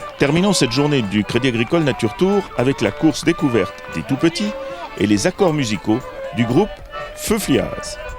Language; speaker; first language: French; native; French